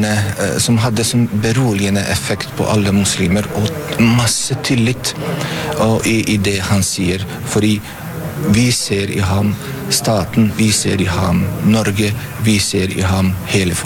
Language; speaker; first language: Norwegian; non-native, fluent; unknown